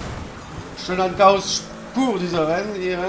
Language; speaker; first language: German; non-native, fluent; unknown